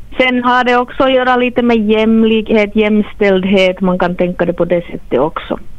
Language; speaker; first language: Swedish; native; Swedish